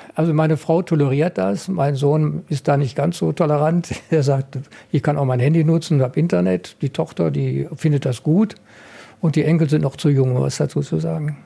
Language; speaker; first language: German; native; German